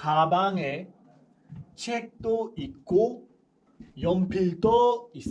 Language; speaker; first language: Korean; non-native, fluent; Hindi